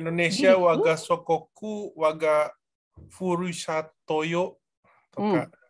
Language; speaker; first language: Japanese; non-native, learner; Indonesian